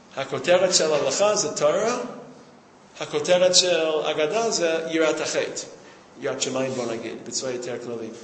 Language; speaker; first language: Hebrew; non-native, fluent; English